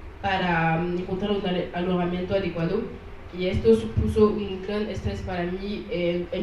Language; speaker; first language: Spanish; non-native, learner; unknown